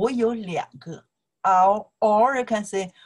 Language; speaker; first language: English; non-native, learner; Chinese